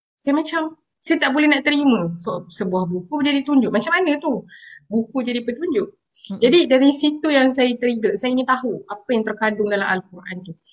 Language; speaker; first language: Malay; non-native, local second language; Tamil